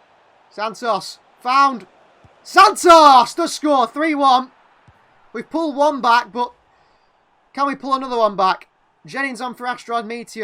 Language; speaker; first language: English; native; English